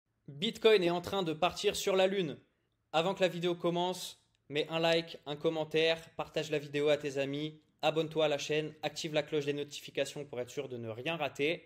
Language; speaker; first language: French; native; French